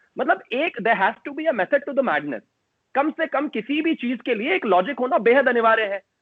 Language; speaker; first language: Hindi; native; Hindi